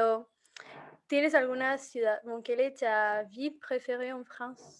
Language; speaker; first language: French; non-native, fluent; Spanish